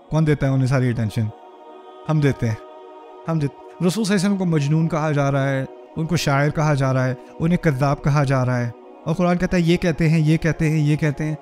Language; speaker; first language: Urdu; early bilingual, heritage; Urdu